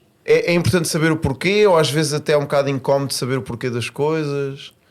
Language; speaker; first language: Portuguese; native; Portuguese